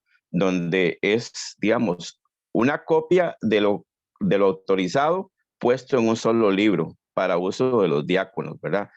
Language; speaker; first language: Spanish; native; Spanish